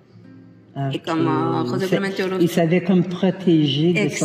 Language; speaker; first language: French; native; French